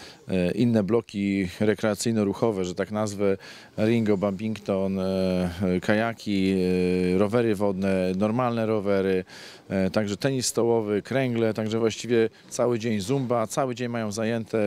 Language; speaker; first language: Polish; native; Polish